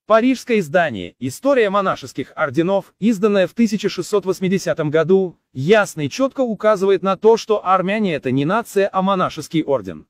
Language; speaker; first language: Russian; non-native, local second language; Azerbaijani